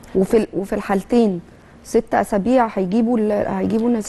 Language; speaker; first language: Arabic; native; Arabic